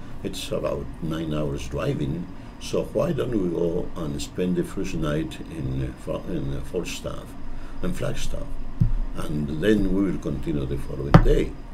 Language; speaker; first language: English; non-native, fluent; Spanish